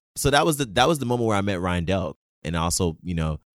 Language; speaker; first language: English; non-native, local second language; Yoruba